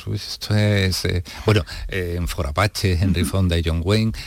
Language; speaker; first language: Spanish; native; Spanish